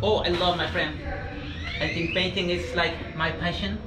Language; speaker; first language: English; non-native, learner; Spanish